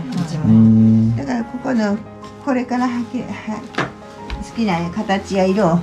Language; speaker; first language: Japanese; native; Japanese